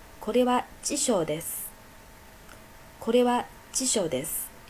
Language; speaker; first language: Japanese; non-native, fluent; Chinese